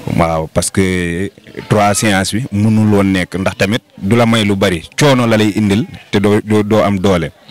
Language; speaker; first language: Wolof; non-native, local second language; Fula